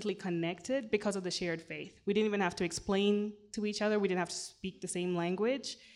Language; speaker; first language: English; non-native, local second language; Swahili